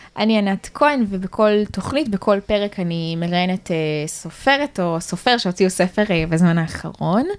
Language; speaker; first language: Hebrew; native; Hebrew